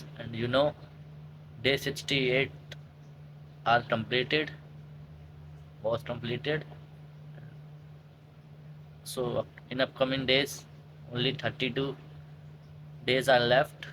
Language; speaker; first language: English; non-native, learner; Hindi